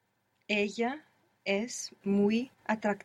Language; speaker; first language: Spanish; non-native, learner; English